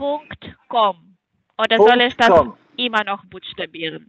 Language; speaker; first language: German; non-native, fluent; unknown